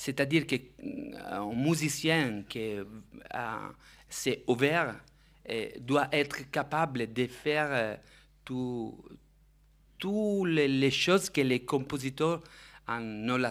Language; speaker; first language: French; non-native, fluent; Italian